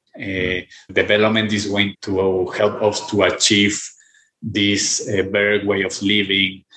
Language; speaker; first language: English; non-native, fluent; Spanish